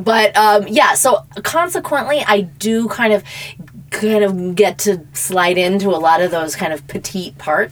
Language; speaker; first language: English; native; English